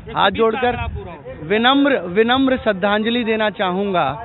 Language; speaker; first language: Hindi; native; Hindi